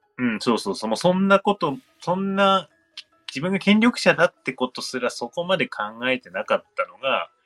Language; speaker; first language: Japanese; native; Japanese